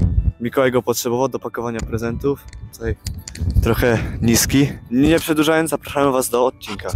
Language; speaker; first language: Polish; native; Polish